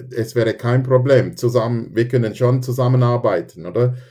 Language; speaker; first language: German; non-native, fluent; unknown